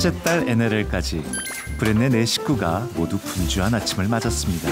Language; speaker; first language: Korean; native; Korean